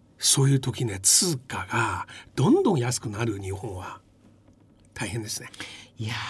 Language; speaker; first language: Japanese; non-native, fluent; Chinese